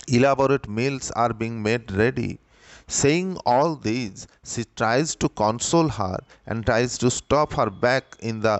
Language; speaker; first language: English; non-native, local second language; Bangla